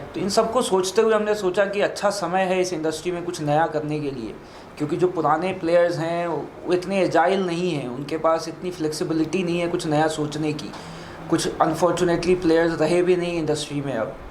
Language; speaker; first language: Hindi; native; Hindi